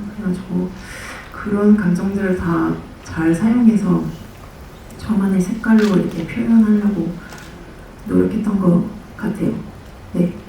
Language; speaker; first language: Korean; early bilingual, heritage; Korean